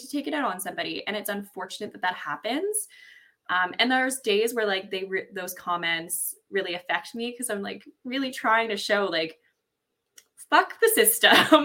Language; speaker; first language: English; native; English